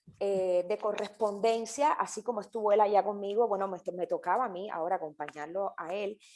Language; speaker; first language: Spanish; native; Spanish